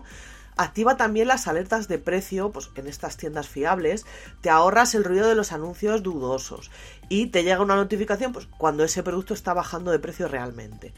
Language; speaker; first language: Spanish; native; Spanish